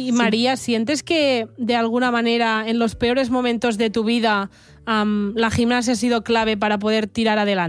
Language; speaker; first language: Spanish; non-native, local second language; Catalan